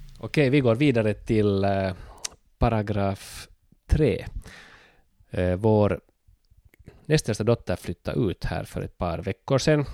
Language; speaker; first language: Swedish; native; Swedish